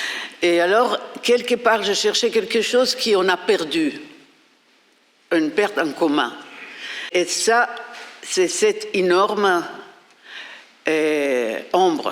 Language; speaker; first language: French; non-native, fluent; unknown